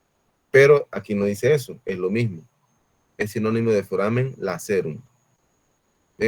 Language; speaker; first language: Spanish; native; Spanish